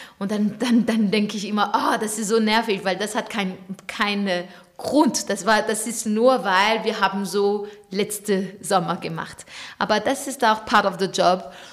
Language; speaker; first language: German; non-native, fluent; French